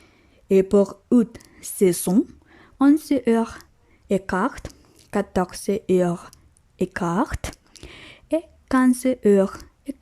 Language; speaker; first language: French; non-native, learner; Spanish